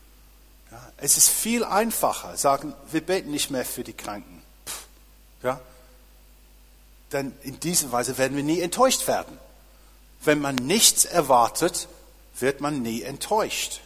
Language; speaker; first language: German; non-native, fluent; English